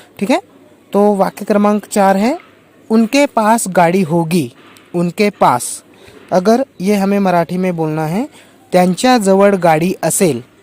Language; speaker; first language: Hindi; non-native, local second language; Marathi